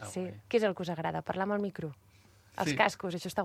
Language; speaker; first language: Catalan; native; Catalan